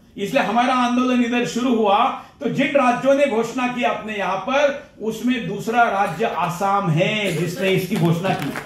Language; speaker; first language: Hindi; non-native, local second language; Marathi